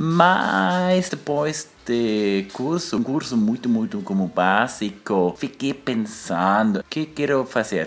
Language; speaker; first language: Spanish; non-native, learner; German